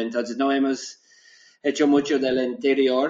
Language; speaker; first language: Spanish; non-native, learner; English